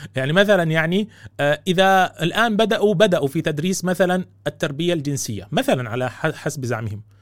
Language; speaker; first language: Arabic; native; Arabic